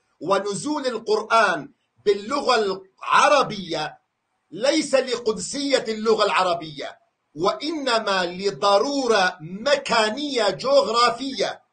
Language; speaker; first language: Arabic; non-native, local second language; Kurdish